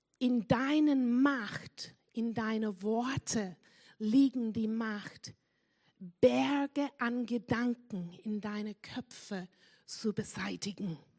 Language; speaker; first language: German; non-native, fluent; English